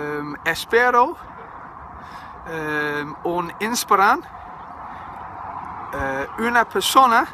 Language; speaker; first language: Spanish; non-native, learner; English